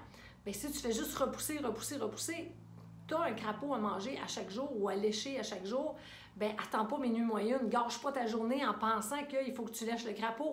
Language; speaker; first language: French; native; French